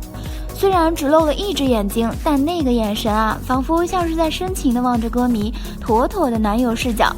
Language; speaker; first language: Chinese; native; Chinese